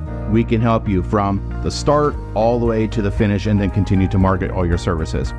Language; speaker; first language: English; native; English